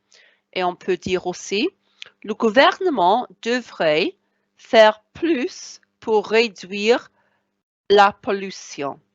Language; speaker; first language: French; non-native, fluent; Welsh